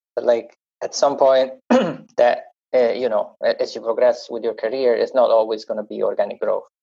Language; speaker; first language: English; non-native, fluent; Italian